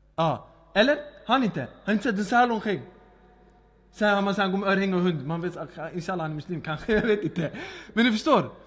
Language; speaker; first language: Swedish; early bilingual, other home language; Arabic